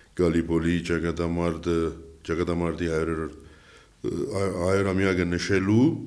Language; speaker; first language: Armenian; early bilingual, heritage; Armenian